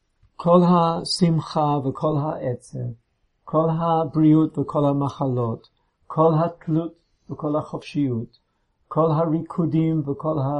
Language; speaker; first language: Hebrew; non-native, fluent; English